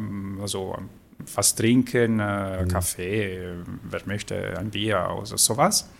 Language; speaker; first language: German; non-native, fluent; Italian